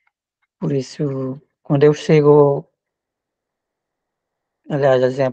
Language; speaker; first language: Portuguese; non-native, local second language; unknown